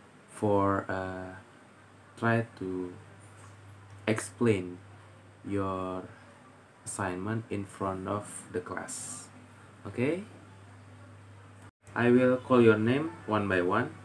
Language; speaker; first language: English; non-native, learner; Indonesian